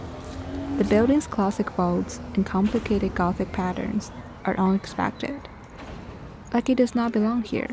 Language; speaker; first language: English; non-native, fluent; Chinese